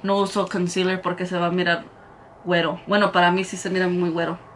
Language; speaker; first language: Spanish; early bilingual, heritage; Spanish